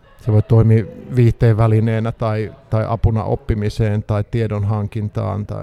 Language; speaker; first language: Finnish; native; Finnish